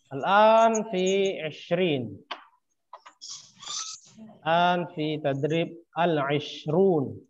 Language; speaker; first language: Arabic; non-native, fluent; Indonesian